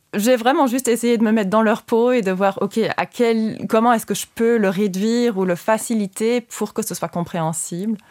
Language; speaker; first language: French; non-native, fluent; Luxembourgish